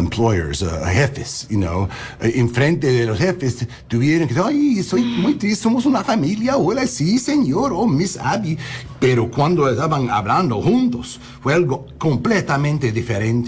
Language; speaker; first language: Spanish; non-native, learner; English